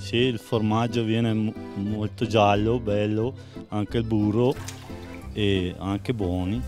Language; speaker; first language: Italian; native; Italian